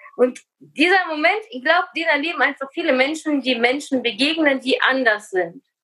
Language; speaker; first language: German; early bilingual, other home language; Russian